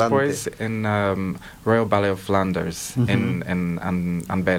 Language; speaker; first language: Spanish; non-native, learner; English